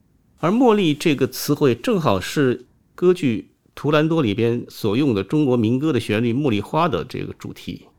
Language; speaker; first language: Chinese; non-native, local second language; Wu Chinese